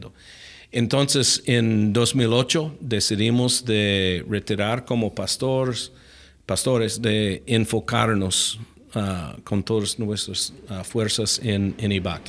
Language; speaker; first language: Spanish; non-native, fluent; English